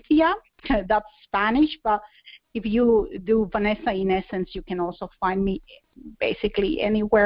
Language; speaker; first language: English; non-native, fluent; Spanish